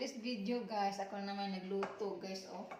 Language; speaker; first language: Filipino; native; Filipino